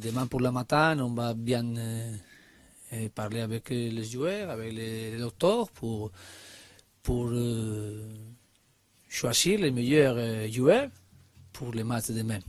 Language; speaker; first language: French; non-native, learner; Spanish